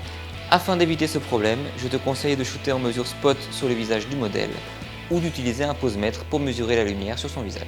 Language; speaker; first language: French; native; French